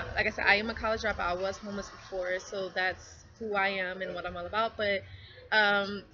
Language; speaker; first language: English; native; English